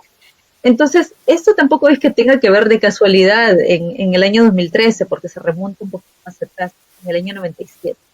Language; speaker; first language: Spanish; native; Spanish